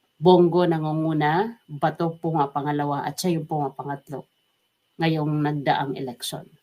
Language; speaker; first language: Filipino; non-native, local second language; Waray